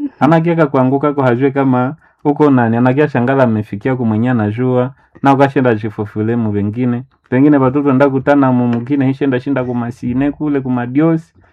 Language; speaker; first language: Swahili; non-native, local second language; Nande